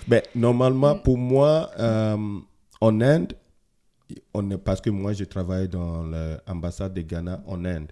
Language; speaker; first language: French; non-native, fluent; Ewe